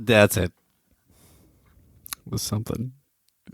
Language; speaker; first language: English; native; English